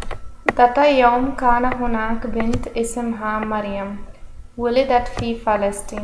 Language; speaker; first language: Arabic; non-native, learner; English